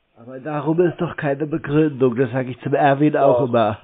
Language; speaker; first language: German; native; German